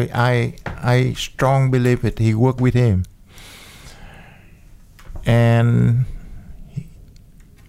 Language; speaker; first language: English; non-native, learner; Vietnamese